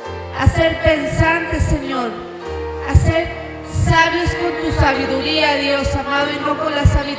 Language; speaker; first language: Spanish; native; Spanish